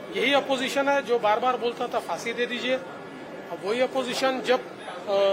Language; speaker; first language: Hindi; non-native, local second language; Marathi